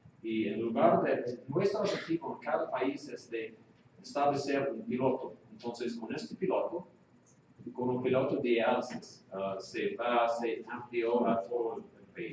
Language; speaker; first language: Spanish; non-native, fluent; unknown